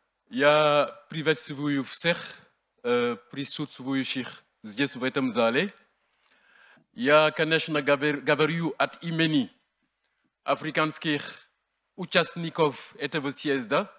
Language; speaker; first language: Russian; non-native, fluent; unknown